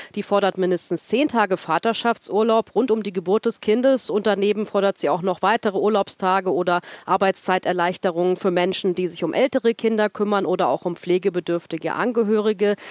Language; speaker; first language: German; native; German